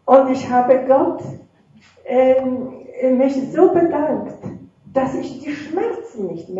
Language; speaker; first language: German; non-native, fluent; Russian